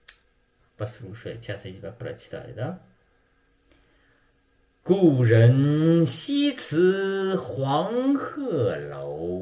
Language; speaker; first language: Russian; non-native, learner; Chinese